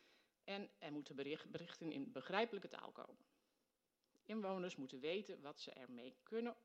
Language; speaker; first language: Dutch; native; Dutch